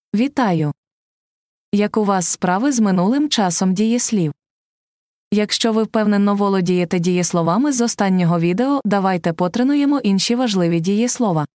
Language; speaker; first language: Ukrainian; native; Ukrainian